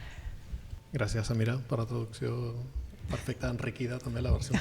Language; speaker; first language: Catalan; native; Catalan